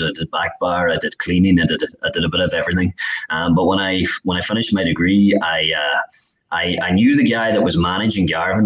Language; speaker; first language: English; native; English